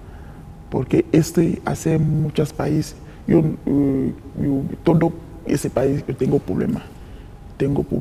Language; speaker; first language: Spanish; non-native, learner; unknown